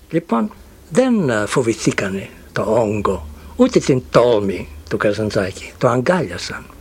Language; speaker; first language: Greek; early bilingual, heritage; Greek